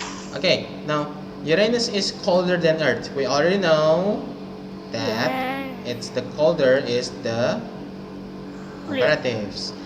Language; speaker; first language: English; non-native, fluent; Indonesian